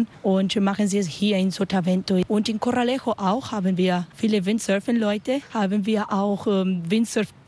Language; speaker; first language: German; non-native, learner; Spanish